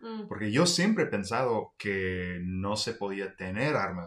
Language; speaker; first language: Spanish; non-native, fluent; English